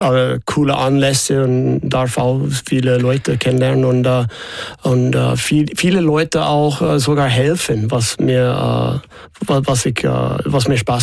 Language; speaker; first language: German; non-native, fluent; English